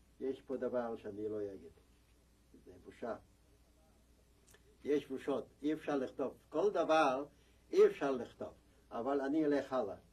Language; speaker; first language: Hebrew; non-native, fluent; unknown